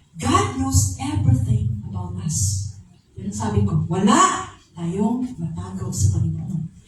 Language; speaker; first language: Filipino; non-native, local second language; Cebuano